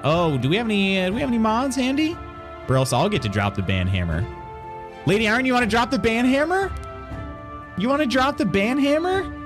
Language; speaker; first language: English; native; English